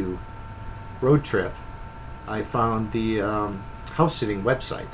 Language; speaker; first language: English; native; English